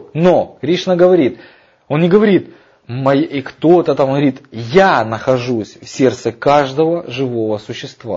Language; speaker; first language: Russian; native; Russian